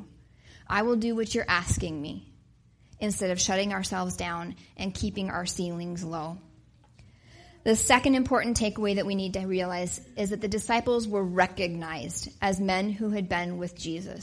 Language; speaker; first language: English; native; English